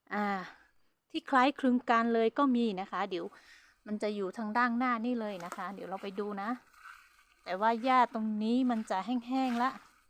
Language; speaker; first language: Thai; non-native, local second language; Hmong